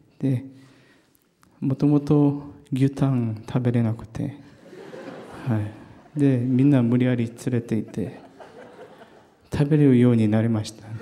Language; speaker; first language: Japanese; non-native, fluent; Korean